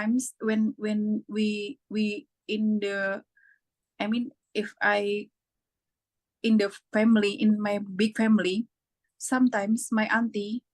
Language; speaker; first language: English; non-native, fluent; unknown